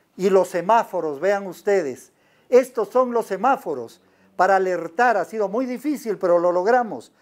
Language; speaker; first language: Spanish; native; Spanish